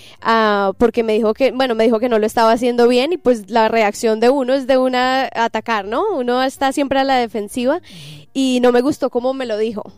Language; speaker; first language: Spanish; native; Spanish